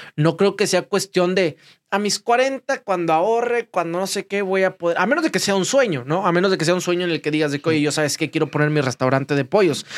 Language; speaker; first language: Spanish; native; Spanish